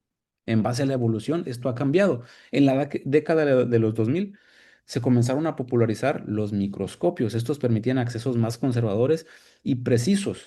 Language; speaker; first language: Spanish; native; Spanish